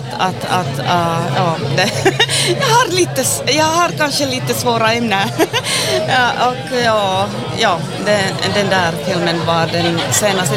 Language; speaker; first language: Swedish; non-native, local second language; Finnish